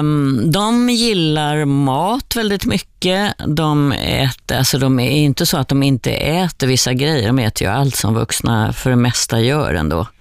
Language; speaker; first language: Swedish; native; Swedish